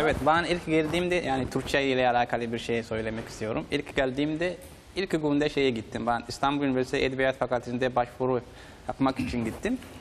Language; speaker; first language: Turkish; non-native, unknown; Oromo